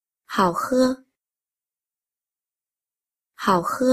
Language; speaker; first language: Chinese; non-native, fluent; Vietnamese